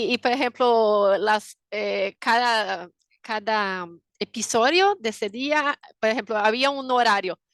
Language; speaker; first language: Spanish; non-native, fluent; Portuguese